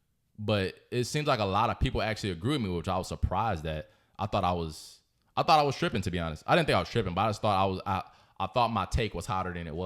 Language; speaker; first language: English; native; English